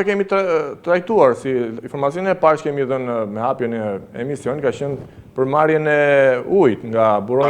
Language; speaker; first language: Albanian; native; Albanian